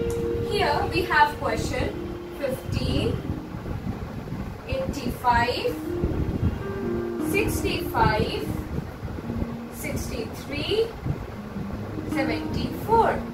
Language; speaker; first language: English; non-native, local second language; Hindi